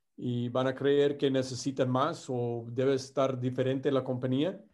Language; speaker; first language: Spanish; non-native, fluent; English